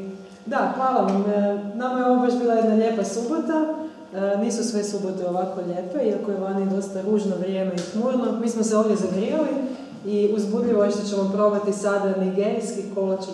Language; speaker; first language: Croatian; native; Croatian